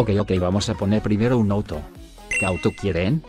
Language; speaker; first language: Spanish; native; Spanish